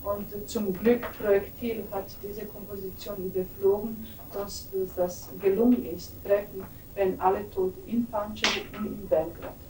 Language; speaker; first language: German; non-native, fluent; Serbian